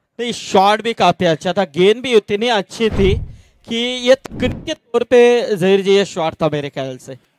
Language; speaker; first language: Hindi; non-native, local second language; Marathi